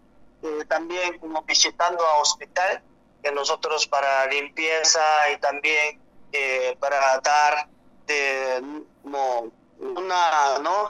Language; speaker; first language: Spanish; non-native, learner; Korean